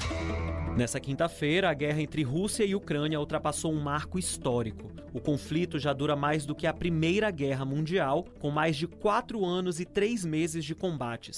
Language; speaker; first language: Portuguese; native; Portuguese